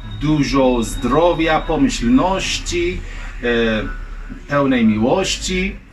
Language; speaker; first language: Polish; non-native, learner; Persian